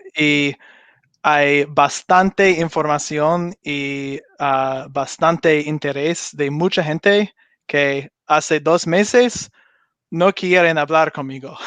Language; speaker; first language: Spanish; non-native, learner; English